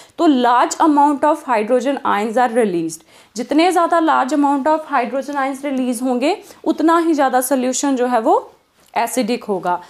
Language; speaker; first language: Hindi; non-native, local second language; Punjabi